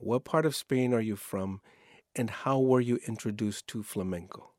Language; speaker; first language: English; native; English